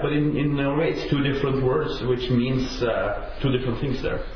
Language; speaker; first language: English; non-native, fluent; Norwegian